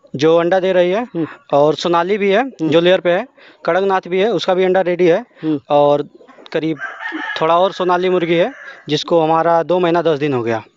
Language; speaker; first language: Hindi; native; Hindi